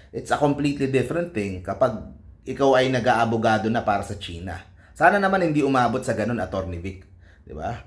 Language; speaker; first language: Filipino; native; Filipino